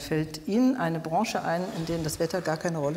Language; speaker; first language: German; native; German